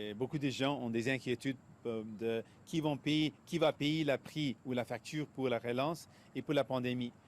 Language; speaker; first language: French; non-native, local second language; English